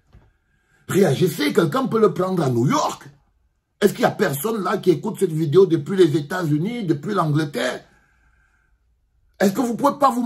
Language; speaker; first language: French; native; French